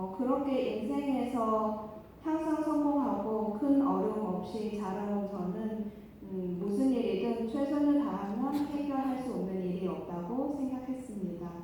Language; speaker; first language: Korean; non-native, fluent; Vietnamese